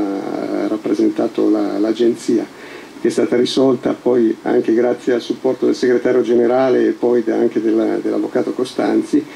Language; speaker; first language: Italian; native; Italian